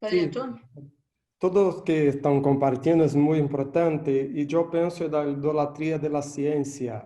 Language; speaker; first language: Spanish; non-native, fluent; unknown